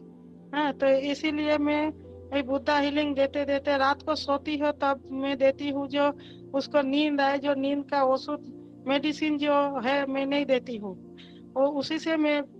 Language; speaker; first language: Hindi; non-native, local second language; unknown